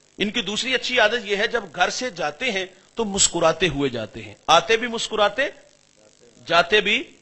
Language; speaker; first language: Urdu; non-native, local second language; Punjabi